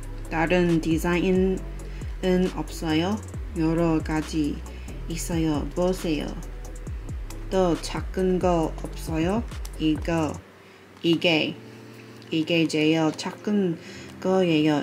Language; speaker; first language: Korean; non-native, learner; English